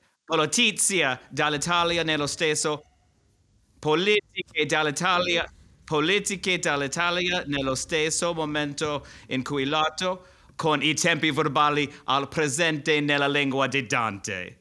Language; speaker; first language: Italian; non-native, learner; English